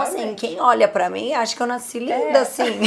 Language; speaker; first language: Portuguese; native; Portuguese